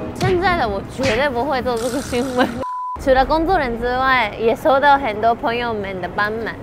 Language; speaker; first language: Chinese; non-native, fluent; Japanese